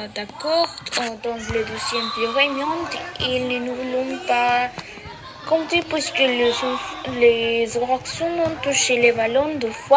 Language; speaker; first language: French; non-native, learner; Spanish